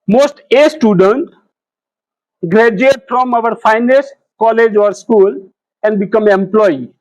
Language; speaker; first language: English; non-native, local second language; Gujarati